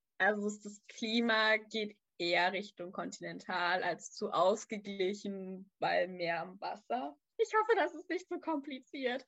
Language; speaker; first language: German; native; German